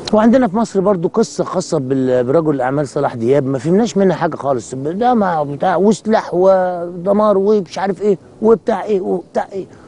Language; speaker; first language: Arabic; native; Arabic